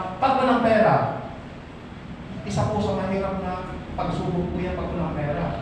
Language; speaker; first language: Filipino; non-native, local second language; Bikol